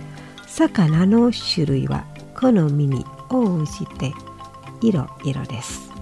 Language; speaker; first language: Japanese; non-native, fluent; Indonesian